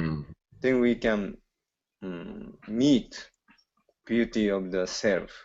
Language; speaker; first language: English; non-native, learner; Japanese